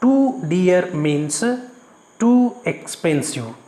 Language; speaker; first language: English; non-native, local second language; Kannada